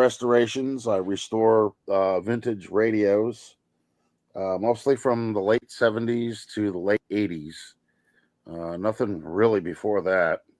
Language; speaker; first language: English; native; English